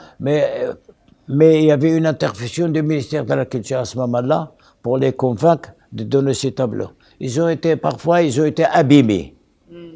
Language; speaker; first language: French; non-native, local second language; Arabic